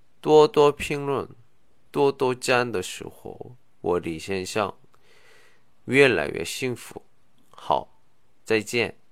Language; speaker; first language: Chinese; non-native, fluent; Korean